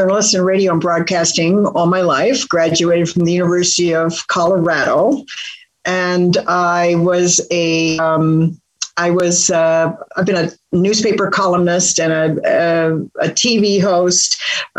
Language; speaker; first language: English; native; English